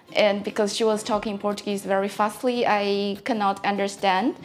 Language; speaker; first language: English; non-native, fluent; Chinese